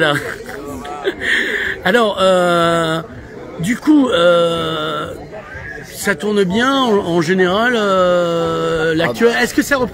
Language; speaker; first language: French; native; French